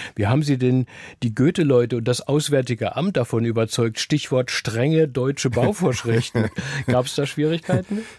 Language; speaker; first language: German; native; German